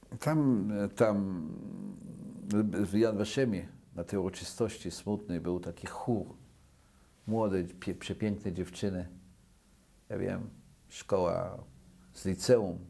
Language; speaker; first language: Polish; early bilingual, other home language; Yiddish